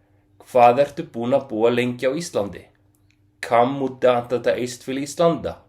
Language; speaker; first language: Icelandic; non-native, fluent; Arabic